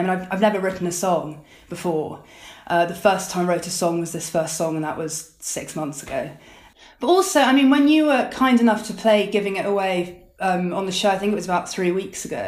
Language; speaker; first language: English; native; English